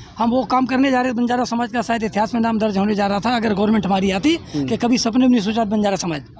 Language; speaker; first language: Hindi; native; Hindi